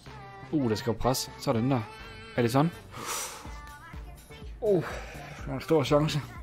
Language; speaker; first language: Danish; native; Danish